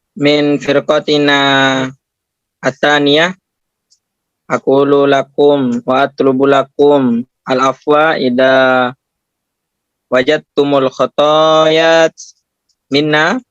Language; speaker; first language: Arabic; non-native, learner; Indonesian